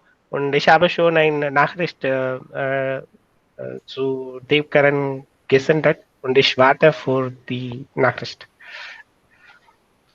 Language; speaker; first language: German; non-native, fluent; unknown